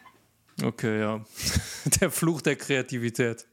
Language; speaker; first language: German; native; German